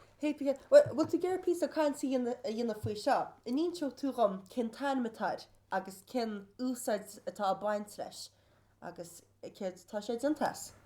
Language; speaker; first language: Irish; native; Irish